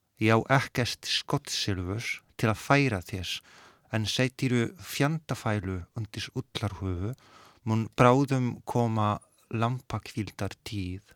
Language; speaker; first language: Icelandic; non-native, fluent; Polish